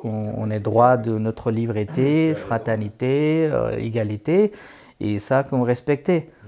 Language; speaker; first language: French; non-native, fluent; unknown